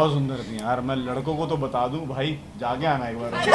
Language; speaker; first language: Hindi; native; Hindi